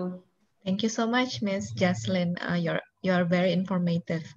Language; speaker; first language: English; non-native, local second language; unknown